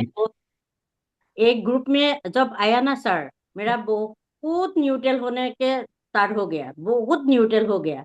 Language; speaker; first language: Hindi; non-native, local second language; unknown